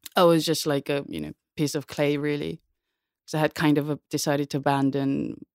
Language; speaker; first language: English; non-native, fluent; Korean